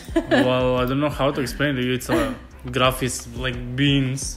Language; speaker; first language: English; non-native, fluent; Macedonian